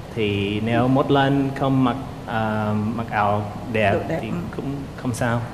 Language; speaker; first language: Vietnamese; non-native, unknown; English